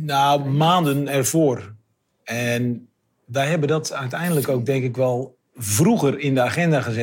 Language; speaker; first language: Dutch; native; Dutch